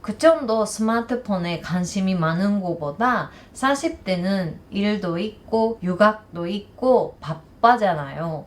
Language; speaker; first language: Korean; non-native, learner; Japanese